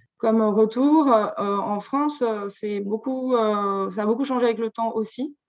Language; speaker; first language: French; native; French